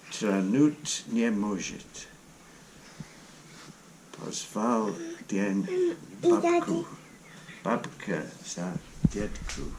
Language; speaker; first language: Russian; non-native, learner; English